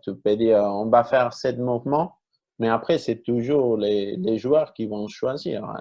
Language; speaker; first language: French; non-native, fluent; Spanish